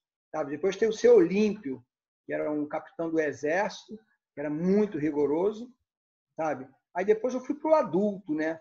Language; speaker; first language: Portuguese; native; Portuguese